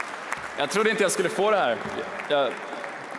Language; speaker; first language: Swedish; native; Swedish